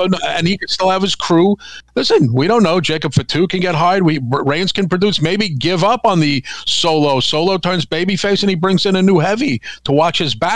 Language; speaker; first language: English; native; English